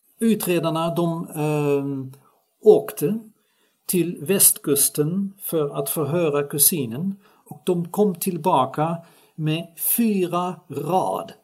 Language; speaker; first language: Swedish; non-native, fluent; Dutch